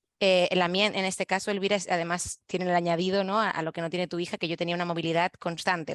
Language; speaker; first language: Spanish; non-native, fluent; French